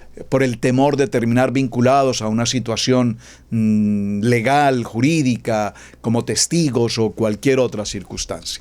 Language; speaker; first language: Spanish; native; Spanish